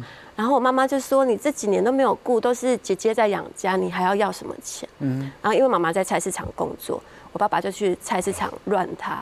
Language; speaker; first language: Chinese; native; Chinese